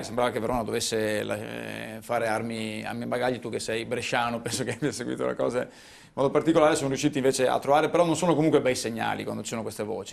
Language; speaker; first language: Italian; native; Italian